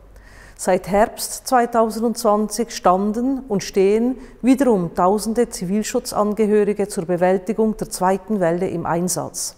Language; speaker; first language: German; native; German